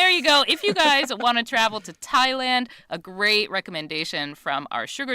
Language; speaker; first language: English; native; English